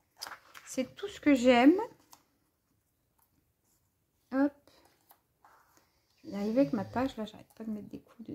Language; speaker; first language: French; native; French